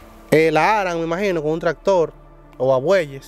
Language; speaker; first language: Spanish; native; Spanish